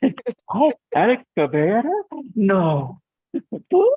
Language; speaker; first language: Spanish; non-native, learner; English